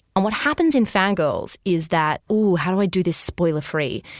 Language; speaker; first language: English; native; English